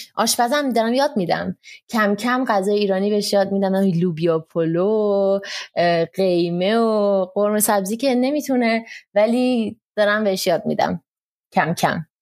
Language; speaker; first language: Persian; early bilingual, heritage; Persian